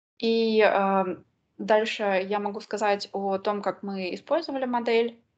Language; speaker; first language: Russian; native; Russian